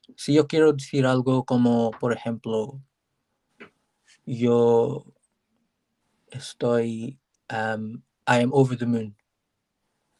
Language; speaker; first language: Spanish; non-native, learner; English